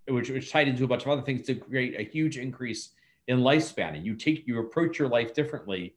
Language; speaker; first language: English; native; English